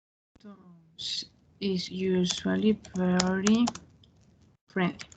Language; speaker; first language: English; non-native, fluent; Spanish